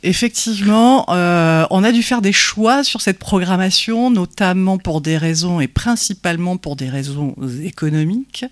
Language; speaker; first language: French; native; French